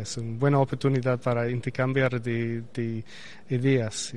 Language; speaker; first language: Spanish; non-native, learner; English